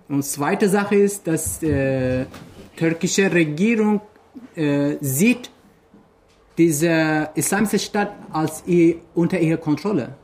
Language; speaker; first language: German; non-native, fluent; Kurdish